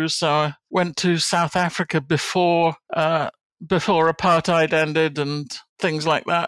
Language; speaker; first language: English; native; English